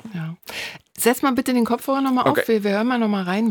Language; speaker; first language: German; native; German